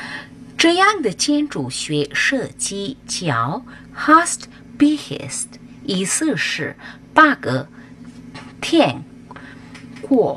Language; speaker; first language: Chinese; non-native, fluent; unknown